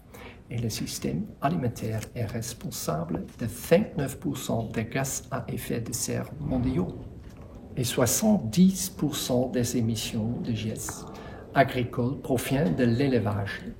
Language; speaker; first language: French; non-native, fluent; Dutch